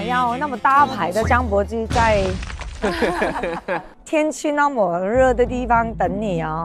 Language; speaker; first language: Chinese; non-native, local second language; Cantonese